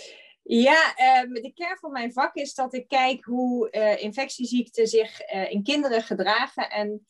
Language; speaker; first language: Dutch; native; Dutch